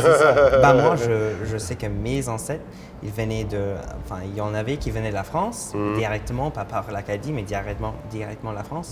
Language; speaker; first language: French; non-native, local second language; English